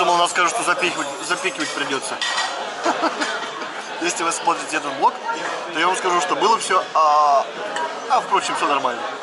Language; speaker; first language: Russian; native; Russian